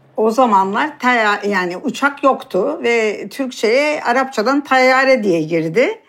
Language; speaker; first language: Turkish; native; Turkish